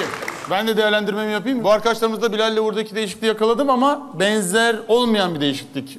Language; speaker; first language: Turkish; native; Turkish